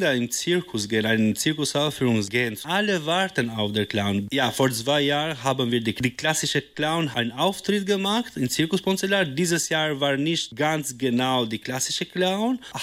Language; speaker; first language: German; non-native, learner; Albanian